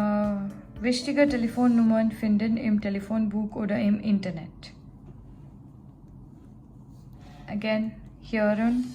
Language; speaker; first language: German; non-native, fluent; Gujarati